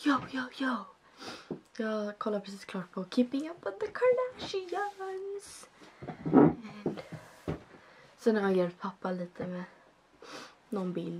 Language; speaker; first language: Swedish; early bilingual, other home language; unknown